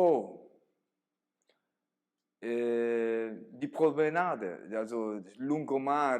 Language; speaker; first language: German; early bilingual, other home language; Italian